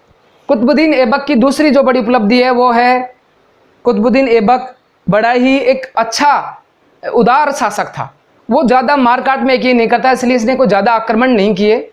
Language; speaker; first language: Hindi; native; Hindi